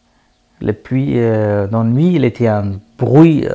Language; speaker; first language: French; non-native, learner; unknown